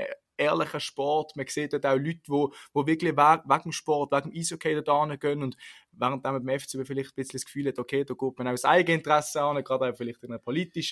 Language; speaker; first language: German; native; German